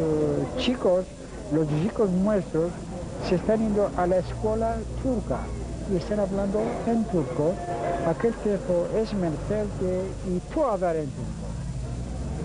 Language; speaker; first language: Spanish; early bilingual, heritage; Ladino